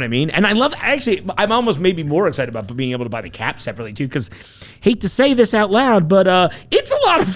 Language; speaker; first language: English; native; English